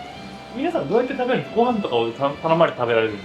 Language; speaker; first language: Japanese; native; Japanese